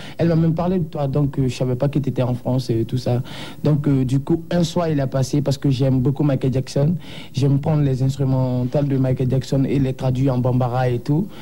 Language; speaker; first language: French; non-native, local second language; Bambara